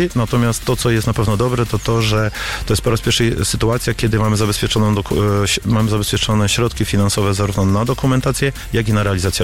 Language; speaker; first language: Polish; native; Polish